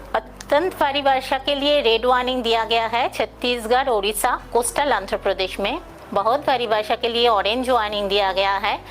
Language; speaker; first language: Hindi; non-native, local second language; Bangla